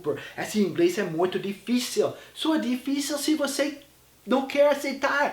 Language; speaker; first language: Portuguese; non-native, fluent; English